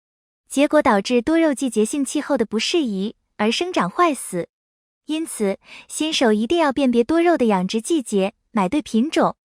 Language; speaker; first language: Chinese; native; Chinese